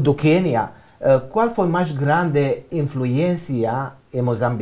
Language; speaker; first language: Portuguese; non-native, learner; Romanian